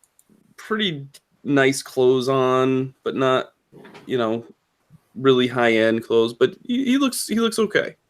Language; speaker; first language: English; native; English